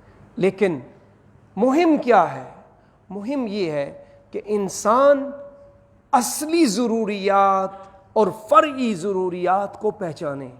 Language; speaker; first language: Urdu; native; Urdu